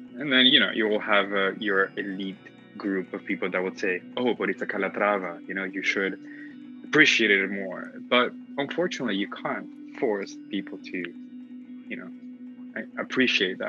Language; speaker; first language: English; non-native, fluent; Spanish